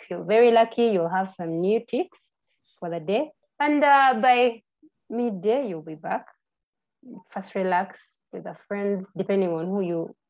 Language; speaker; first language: English; non-native, local second language; Ganda